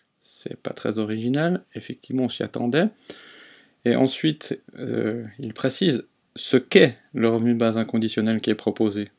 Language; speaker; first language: French; native; French